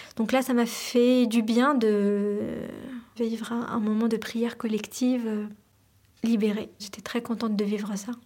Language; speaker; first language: French; non-native, local second language; Arabic